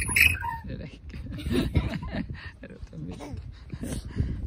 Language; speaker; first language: Swedish; non-native, learner; Vietnamese